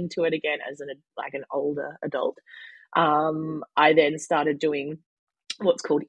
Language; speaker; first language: English; native; English